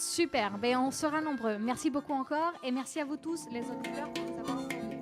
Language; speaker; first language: French; native; French